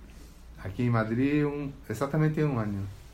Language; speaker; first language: Spanish; non-native, learner; Portuguese